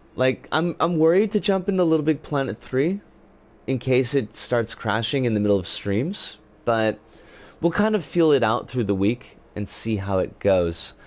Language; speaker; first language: English; native; English